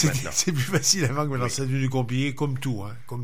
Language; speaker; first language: French; native; French